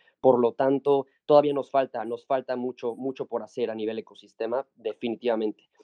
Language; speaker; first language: Spanish; native; Spanish